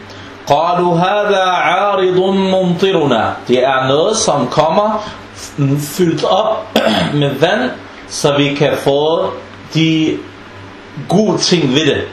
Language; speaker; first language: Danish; non-native, fluent; Arabic